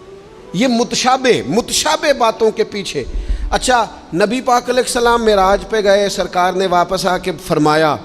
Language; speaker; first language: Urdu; non-native, local second language; Punjabi